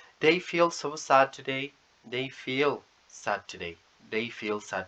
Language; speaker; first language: English; non-native, fluent; Spanish